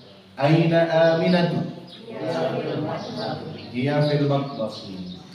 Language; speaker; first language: Arabic; non-native, fluent; Indonesian